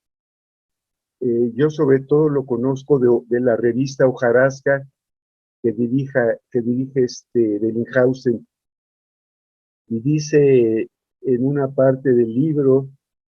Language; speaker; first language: Spanish; native; Spanish